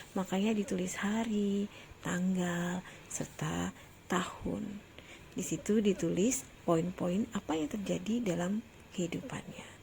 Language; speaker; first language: Indonesian; native; Indonesian